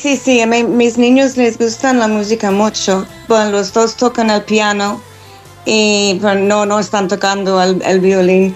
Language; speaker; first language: Spanish; non-native, fluent; English